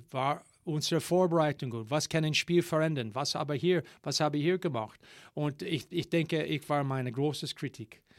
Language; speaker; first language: German; non-native, learner; English